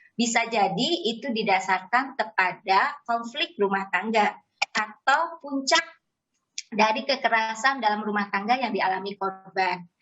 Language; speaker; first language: Indonesian; native; Indonesian